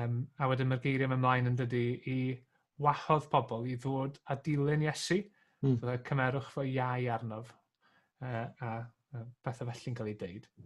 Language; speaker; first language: Welsh; native; Welsh